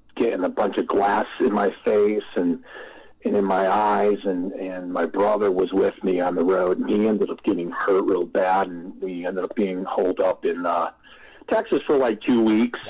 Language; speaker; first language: English; native; English